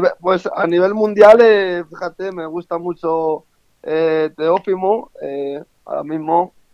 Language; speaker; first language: Spanish; native; Spanish